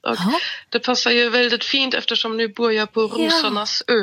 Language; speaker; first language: Swedish; non-native, fluent; German